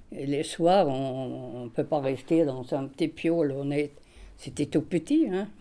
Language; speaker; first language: French; non-native, fluent; Swedish